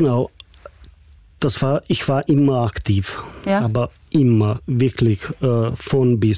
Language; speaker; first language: German; non-native, fluent; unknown